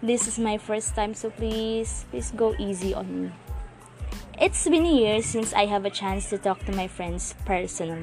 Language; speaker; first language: English; non-native, local second language; Cebuano